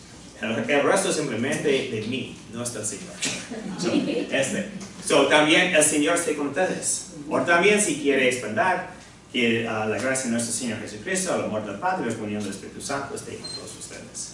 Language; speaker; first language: Spanish; non-native, fluent; English